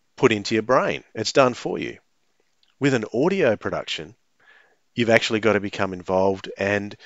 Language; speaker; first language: English; native; English